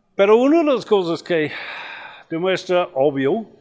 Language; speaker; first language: Spanish; non-native, fluent; English